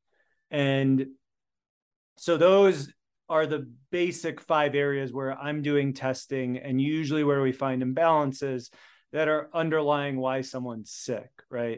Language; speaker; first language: English; early bilingual, other home language; Polish